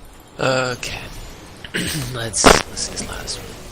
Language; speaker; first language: English; native; English